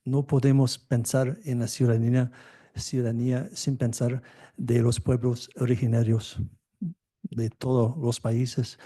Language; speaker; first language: Spanish; non-native, fluent; French